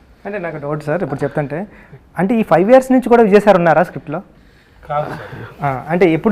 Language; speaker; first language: Telugu; native; Telugu